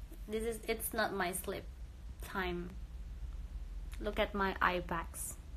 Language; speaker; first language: English; non-native, learner; Indonesian